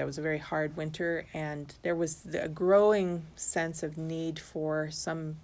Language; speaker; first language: English; native; English